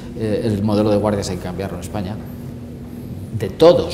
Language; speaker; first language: Spanish; native; Spanish